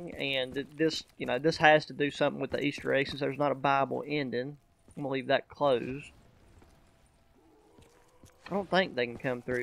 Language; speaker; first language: English; native; English